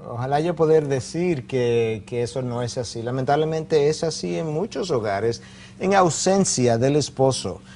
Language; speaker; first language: Spanish; native; Spanish